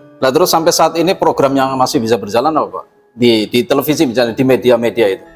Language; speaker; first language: Indonesian; native; Indonesian